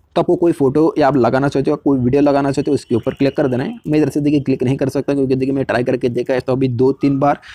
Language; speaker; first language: Hindi; native; Hindi